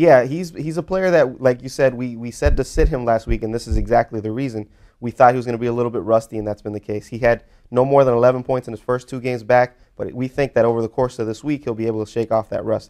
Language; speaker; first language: English; native; English